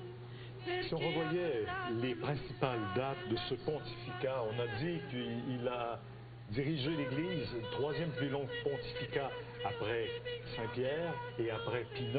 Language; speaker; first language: French; native; French